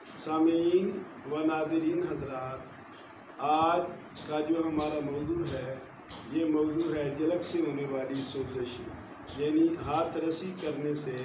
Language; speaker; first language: Urdu; non-native, local second language; Punjabi